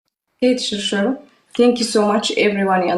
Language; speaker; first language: English; non-native, learner; Tigrinya